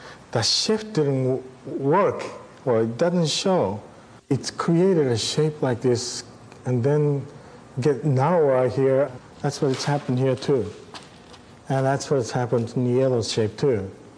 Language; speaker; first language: English; non-native, fluent; Japanese